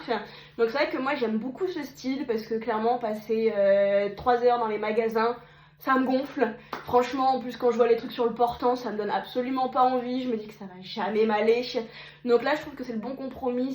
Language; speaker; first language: French; native; French